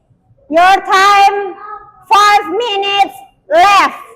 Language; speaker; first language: English; non-native, fluent; Indonesian